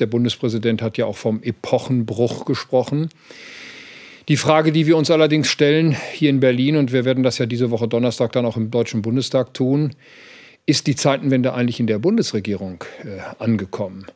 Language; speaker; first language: German; native; German